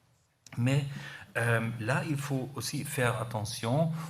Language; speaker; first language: French; non-native, learner; German